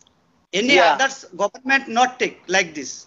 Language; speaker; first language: English; non-native, learner; Bangla